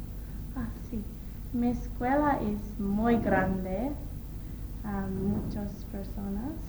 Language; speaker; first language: Spanish; non-native, learner; English